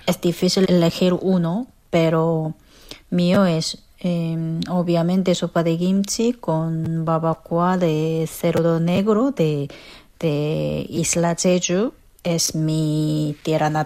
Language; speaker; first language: Spanish; non-native, learner; Korean